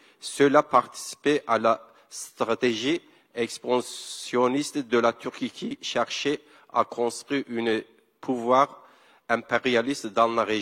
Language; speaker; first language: French; non-native, learner; Kurdish